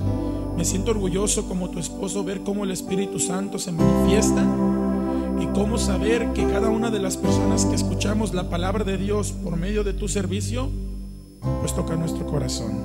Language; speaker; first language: Spanish; native; Spanish